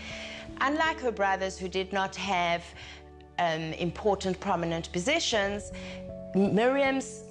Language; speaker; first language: English; native; English